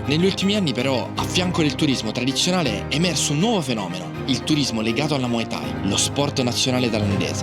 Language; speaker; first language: Italian; native; Italian